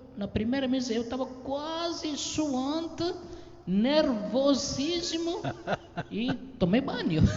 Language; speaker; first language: Portuguese; non-native, fluent; Tamil